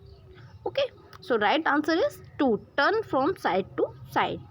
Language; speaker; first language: English; non-native, local second language; Hindi